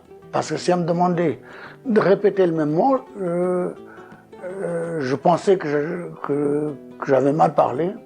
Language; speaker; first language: French; non-native, fluent; Portuguese